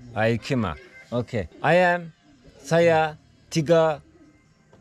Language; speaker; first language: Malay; non-native, learner; Turkish